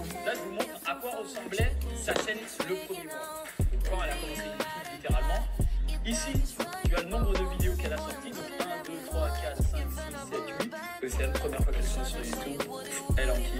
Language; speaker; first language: French; native; French